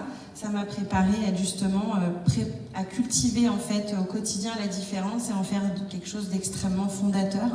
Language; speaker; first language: French; native; French